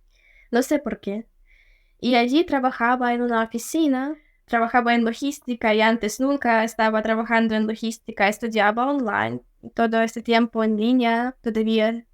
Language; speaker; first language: Spanish; non-native, fluent; Ukrainian